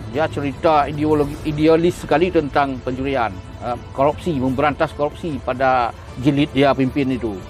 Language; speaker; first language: Malay; non-native, local second language; Achinese